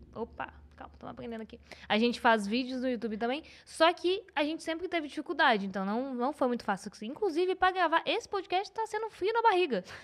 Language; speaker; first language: Portuguese; native; Portuguese